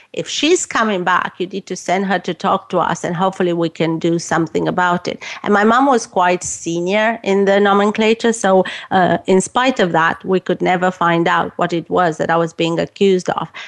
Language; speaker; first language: English; non-native, fluent; Romanian